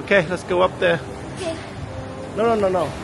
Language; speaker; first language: English; early bilingual, heritage; Vietnamese